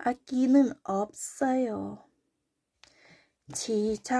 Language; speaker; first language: Korean; non-native, learner; Thai